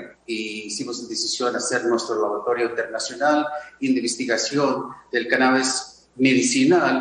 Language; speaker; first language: Spanish; non-native, fluent; English